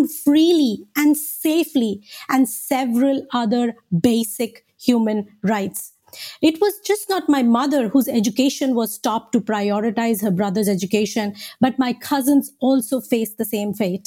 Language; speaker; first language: English; non-native, local second language; Hindi